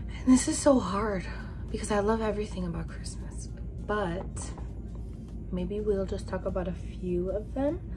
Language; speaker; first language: English; native; English